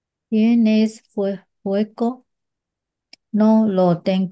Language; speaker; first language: Spanish; non-native, learner; Chinese